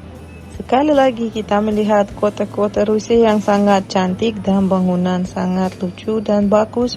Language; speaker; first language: Indonesian; non-native, fluent; Russian